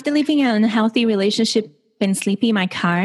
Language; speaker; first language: English; non-native, fluent; Portuguese